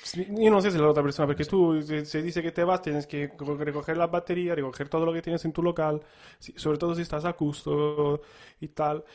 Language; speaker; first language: Spanish; non-native, fluent; Italian